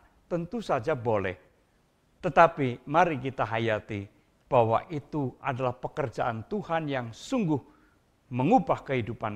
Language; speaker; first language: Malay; non-native, local second language; Indonesian